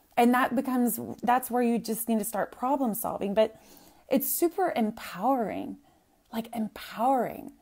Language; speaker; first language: English; native; English